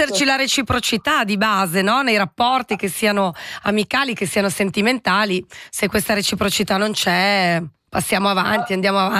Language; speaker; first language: Italian; native; Italian